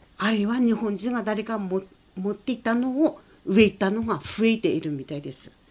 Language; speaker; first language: Japanese; native; Japanese